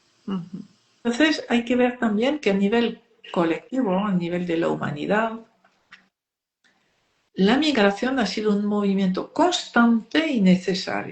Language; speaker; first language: Spanish; non-native, fluent; French